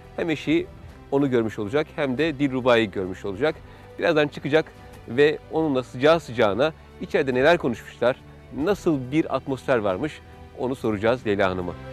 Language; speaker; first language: Turkish; native; Turkish